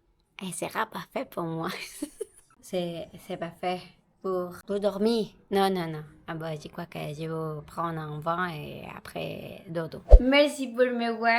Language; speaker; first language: French; non-native, learner; Spanish